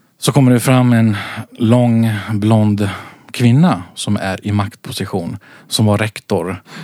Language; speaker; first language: Swedish; early bilingual, other home language; Central Kurdish